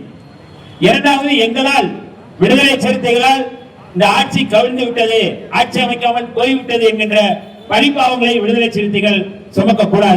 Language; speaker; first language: Tamil; native; Tamil